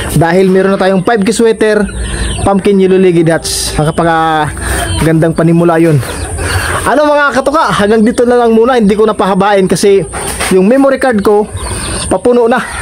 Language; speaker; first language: Filipino; non-native, local second language; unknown